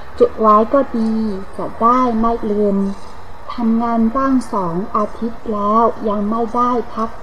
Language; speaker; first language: Thai; non-native, learner; Chinese